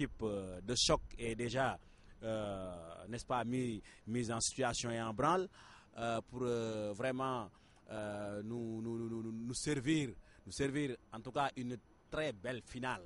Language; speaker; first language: French; non-native, local second language; Wolof